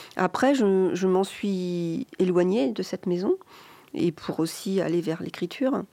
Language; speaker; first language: French; native; French